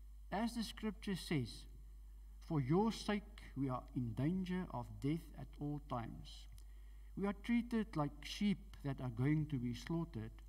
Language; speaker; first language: English; non-native, local second language; Afrikaans